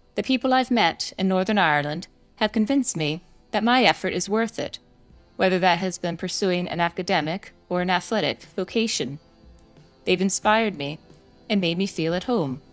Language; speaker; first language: English; native; English